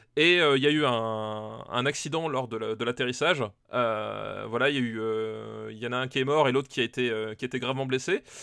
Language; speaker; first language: French; native; French